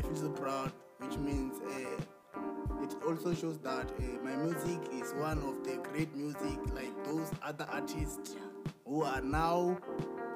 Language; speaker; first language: English; non-native, local second language; Venda